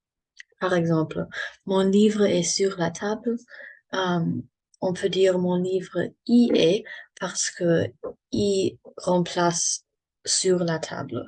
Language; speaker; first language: French; non-native, learner; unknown